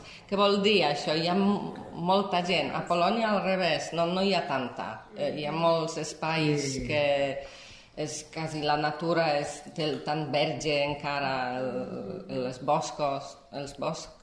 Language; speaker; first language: Catalan; non-native, fluent; Polish